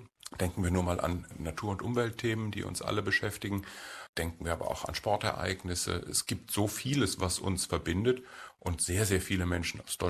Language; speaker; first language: German; native; German